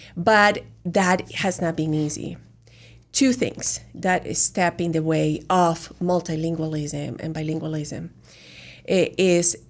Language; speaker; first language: English; non-native, fluent; Spanish